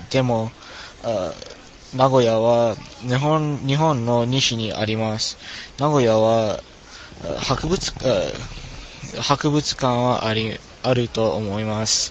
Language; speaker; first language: Japanese; non-native, learner; English